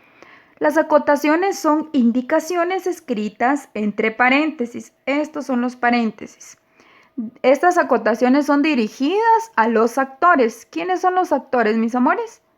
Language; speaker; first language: Spanish; native; Spanish